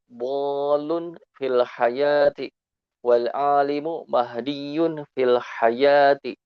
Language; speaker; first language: Arabic; non-native, learner; Indonesian